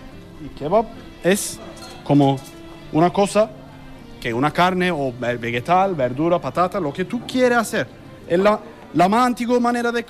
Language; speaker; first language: Spanish; non-native, learner; Turkish